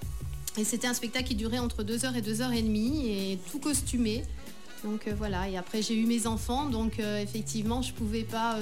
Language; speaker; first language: French; native; French